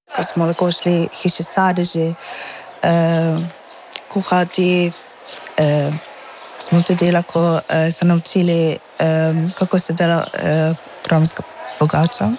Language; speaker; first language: Slovenian; non-native, local second language; Romany